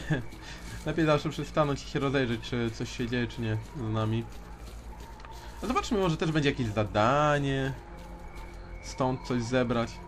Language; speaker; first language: Polish; native; Polish